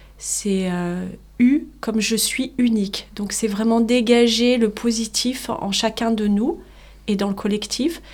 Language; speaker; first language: French; native; French